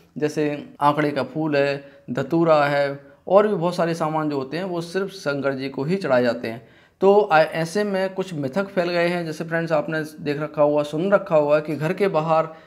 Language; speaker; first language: Hindi; native; Hindi